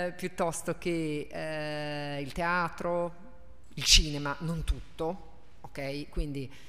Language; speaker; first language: Italian; native; Italian